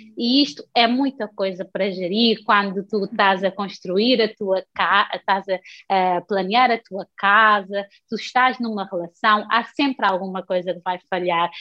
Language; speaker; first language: Portuguese; non-native, local second language; Kabuverdianu